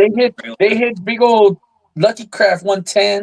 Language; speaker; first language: English; native; English